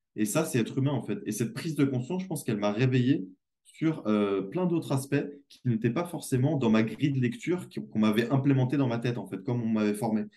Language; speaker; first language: French; native; French